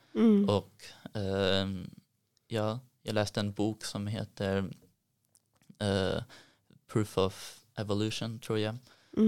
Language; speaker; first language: Swedish; early bilingual, heritage; Swedish